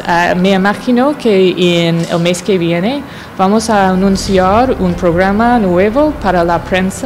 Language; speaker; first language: Spanish; non-native, fluent; English